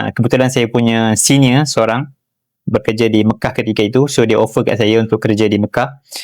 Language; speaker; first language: Malay; non-native, local second language; Tamil